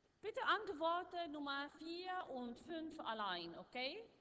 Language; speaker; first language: German; non-native, learner; Arabic